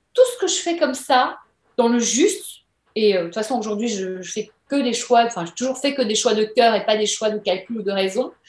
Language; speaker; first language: French; native; French